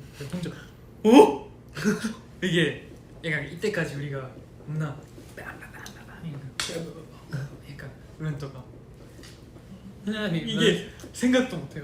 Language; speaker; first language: Korean; non-native, fluent; Japanese